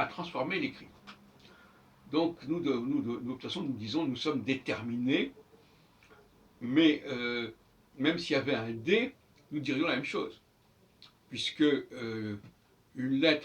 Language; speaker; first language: French; native; French